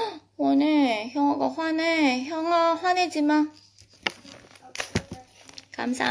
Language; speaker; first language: Korean; non-native, fluent; Filipino